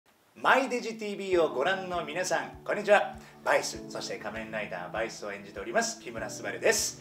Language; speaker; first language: Japanese; native; Japanese